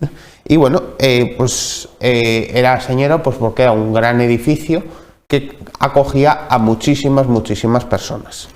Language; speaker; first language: Spanish; native; Spanish